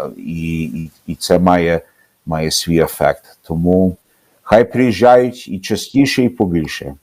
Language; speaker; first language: Ukrainian; early bilingual, heritage; Ukrainian